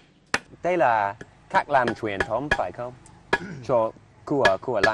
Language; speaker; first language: Vietnamese; non-native, learner; English